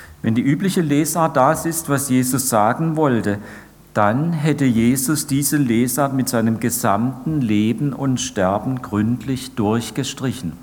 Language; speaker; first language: German; native; German